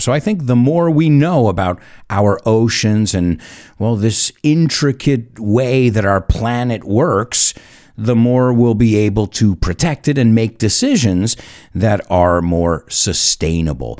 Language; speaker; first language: English; native; English